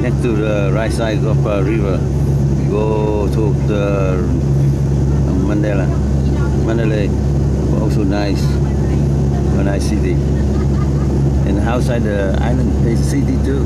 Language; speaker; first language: English; non-native, learner; Vietnamese